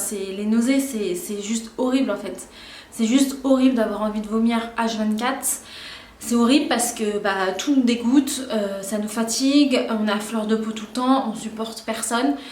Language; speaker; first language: French; native; French